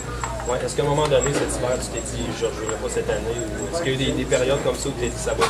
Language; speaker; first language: French; native; French